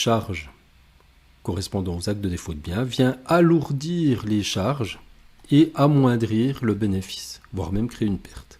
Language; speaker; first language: French; native; French